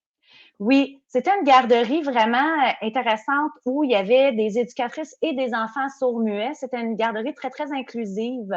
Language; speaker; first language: French; native; French